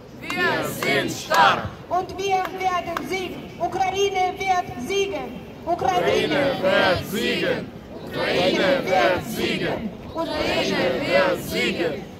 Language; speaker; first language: German; non-native, fluent; Ukrainian